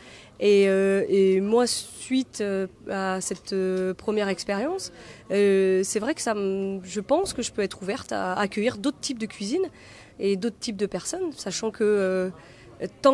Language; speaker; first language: French; native; French